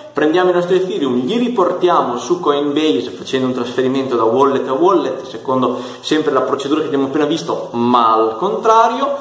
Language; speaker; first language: Italian; native; Italian